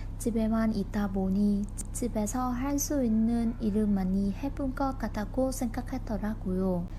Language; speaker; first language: Korean; non-native, learner; Vietnamese